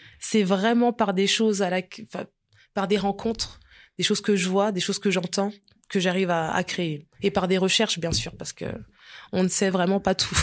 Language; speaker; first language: French; early bilingual, other home language; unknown